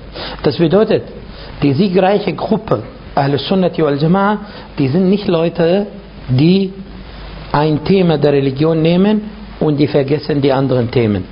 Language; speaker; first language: German; non-native, fluent; Arabic